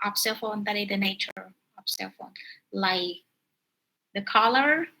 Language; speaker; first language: English; non-native, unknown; Vietnamese